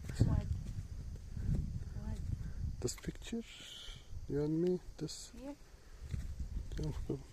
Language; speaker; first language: English; non-native, learner; Turkish